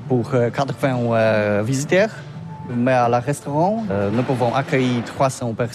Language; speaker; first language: French; non-native, learner; Polish